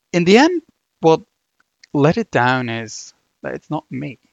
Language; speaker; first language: English; non-native, fluent; German